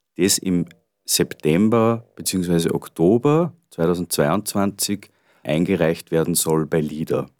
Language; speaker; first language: German; native; German